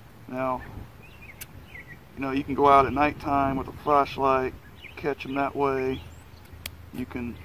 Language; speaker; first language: English; native; English